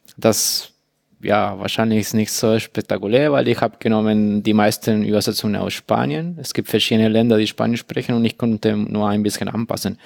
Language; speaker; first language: German; non-native, fluent; Spanish